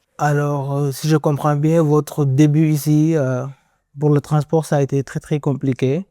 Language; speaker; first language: French; native; French